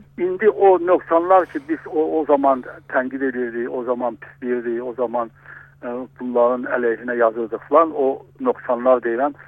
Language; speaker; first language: Azerbaijani; non-native, local second language; Russian